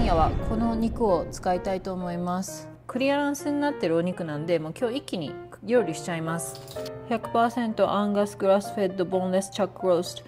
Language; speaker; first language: Japanese; native; Japanese